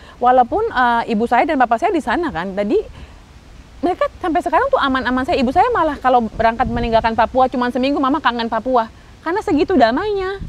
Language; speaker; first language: Indonesian; native; Indonesian